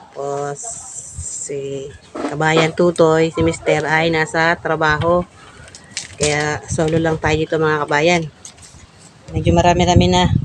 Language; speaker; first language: Filipino; native; Filipino